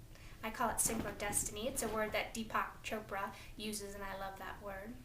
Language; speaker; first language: English; native; English